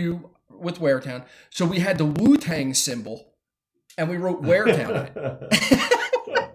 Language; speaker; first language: English; native; English